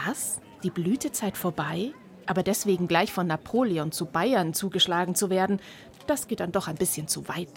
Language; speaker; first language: German; native; German